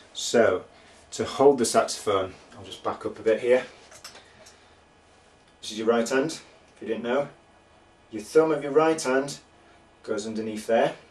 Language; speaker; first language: English; native; English